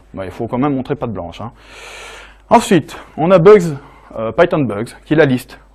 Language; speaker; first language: French; native; French